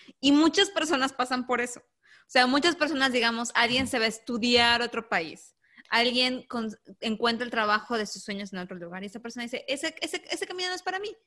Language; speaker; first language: Spanish; native; Spanish